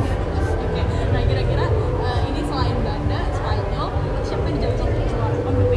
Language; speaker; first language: Indonesian; native; Indonesian